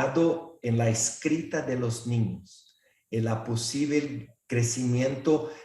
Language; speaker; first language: Spanish; non-native, fluent; Portuguese